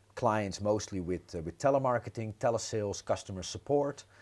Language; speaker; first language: English; non-native, fluent; Dutch